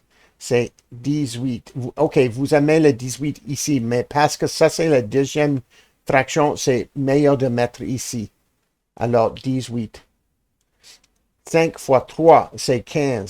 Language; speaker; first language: French; non-native, learner; English